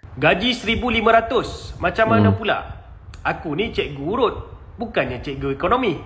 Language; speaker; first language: Malay; native; Malay